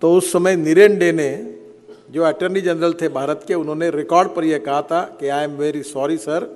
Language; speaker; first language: Hindi; non-native, local second language; Marathi